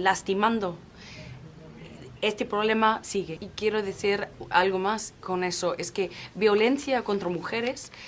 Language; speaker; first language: Spanish; non-native, fluent; English